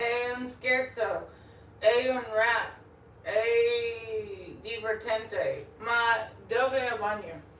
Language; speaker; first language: Italian; non-native, learner; English